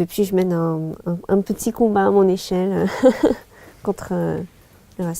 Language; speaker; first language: French; early bilingual, other home language; Chinese